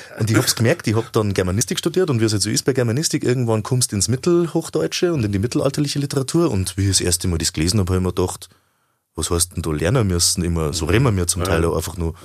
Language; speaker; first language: German; native; German